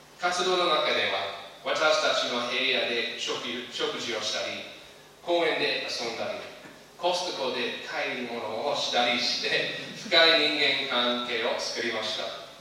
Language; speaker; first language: Japanese; non-native, fluent; English